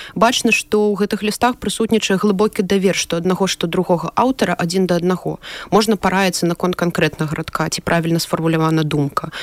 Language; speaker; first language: Belarusian; native; Belarusian